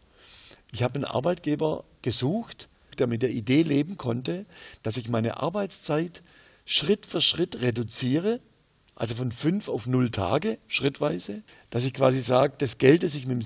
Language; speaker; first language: German; native; German